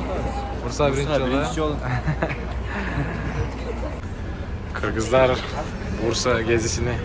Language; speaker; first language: Turkish; non-native, fluent; Kyrgyz